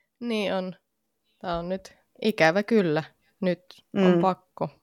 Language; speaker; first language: Finnish; native; Finnish